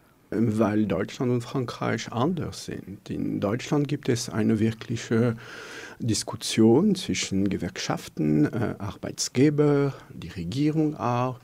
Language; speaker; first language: German; non-native, local second language; French